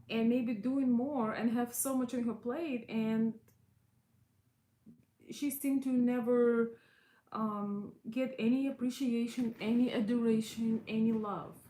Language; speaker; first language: English; non-native, fluent; Russian